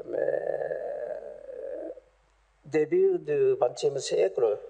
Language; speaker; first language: French; non-native, learner; Japanese